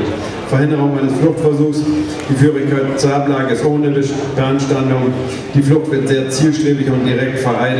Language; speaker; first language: German; native; German